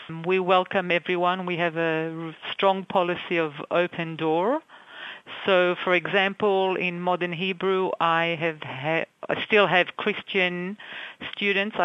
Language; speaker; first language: English; non-native, fluent; Hebrew